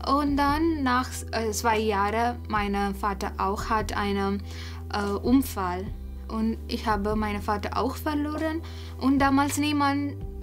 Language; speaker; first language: German; non-native, fluent; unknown